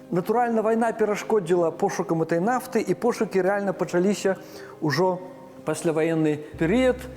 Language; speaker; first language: Belarusian; non-native, local second language; Russian